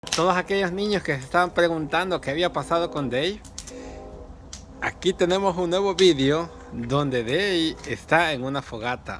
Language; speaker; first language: Spanish; native; Spanish